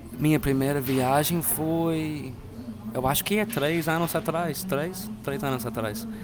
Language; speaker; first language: Portuguese; non-native, learner; English